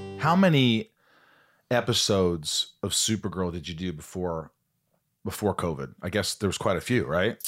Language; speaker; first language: English; native; English